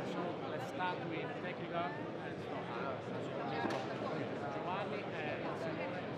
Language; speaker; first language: Italian; native; Italian